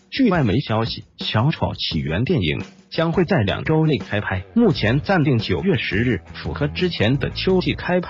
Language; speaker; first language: Chinese; native; Chinese